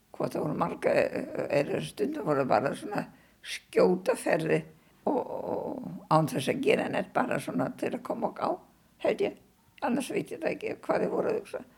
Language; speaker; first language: Icelandic; non-native, fluent; German